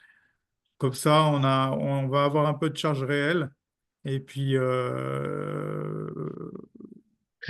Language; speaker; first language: French; native; French